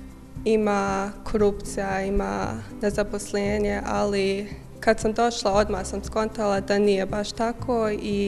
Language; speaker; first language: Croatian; early bilingual, heritage; Bosnian